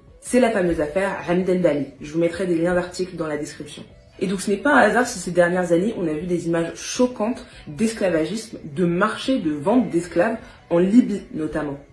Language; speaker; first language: French; native; French